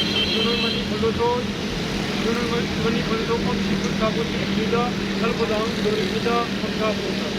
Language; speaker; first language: Korean; non-native, learner; Urdu